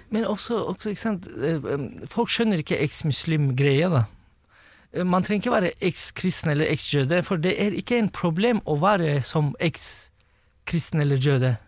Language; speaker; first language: Norwegian; non-native, fluent; Turkish